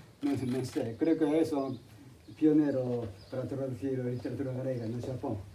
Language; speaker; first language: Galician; non-native, fluent; Japanese